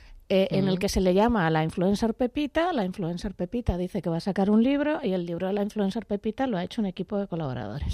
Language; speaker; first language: Spanish; native; Spanish